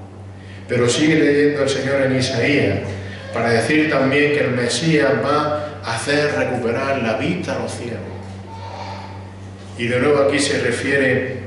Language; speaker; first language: Spanish; native; Spanish